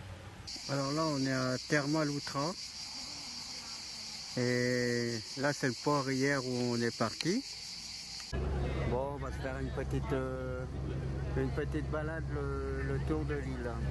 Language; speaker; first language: French; native; French